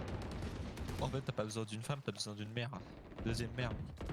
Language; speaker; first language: French; native; French